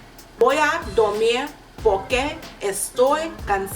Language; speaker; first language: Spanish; non-native, learner; English